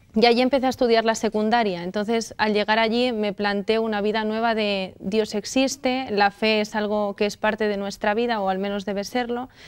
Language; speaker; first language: Spanish; native; Spanish